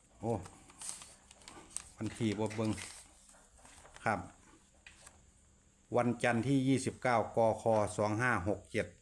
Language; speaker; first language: Thai; non-native, local second language; Northeastern Thai